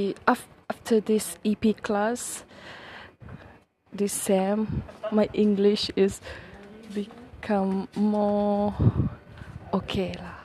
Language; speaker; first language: English; non-native, local second language; Malay